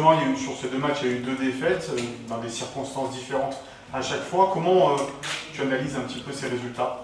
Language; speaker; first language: French; native; French